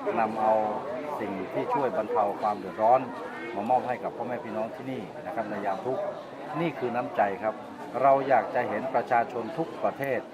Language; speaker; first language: Thai; native; Thai